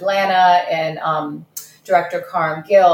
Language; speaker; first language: English; early bilingual, other home language; Russian